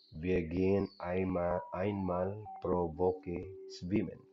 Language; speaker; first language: German; non-native, learner; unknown